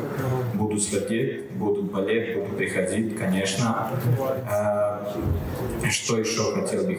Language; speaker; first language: Russian; non-native, learner; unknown